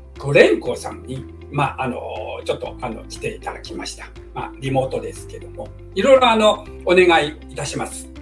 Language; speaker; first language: Japanese; non-native, fluent; Chinese